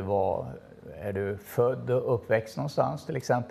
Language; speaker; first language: Swedish; native; Swedish